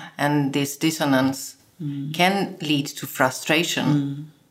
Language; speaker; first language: English; non-native, fluent; Slovak